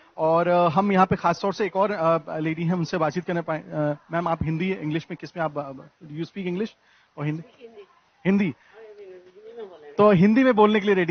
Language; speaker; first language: Hindi; native; Hindi